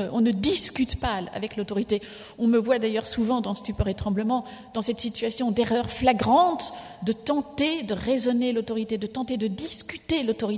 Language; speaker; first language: French; native; French